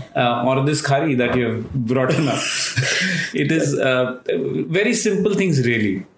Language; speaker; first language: English; non-native, local second language; Marathi